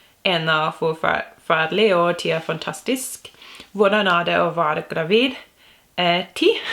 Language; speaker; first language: Norwegian; non-native, learner; English